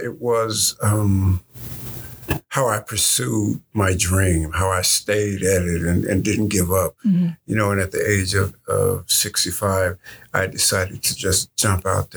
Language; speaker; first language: English; native; English